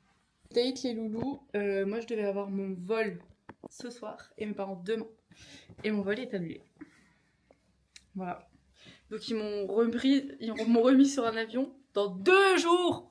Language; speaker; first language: French; native; French